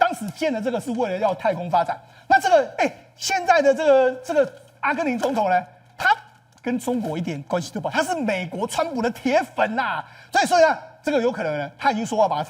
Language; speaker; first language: Chinese; native; Chinese